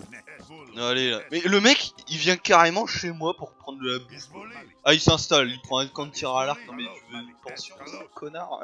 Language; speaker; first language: French; native; French